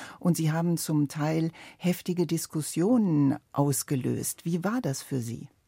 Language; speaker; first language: German; native; German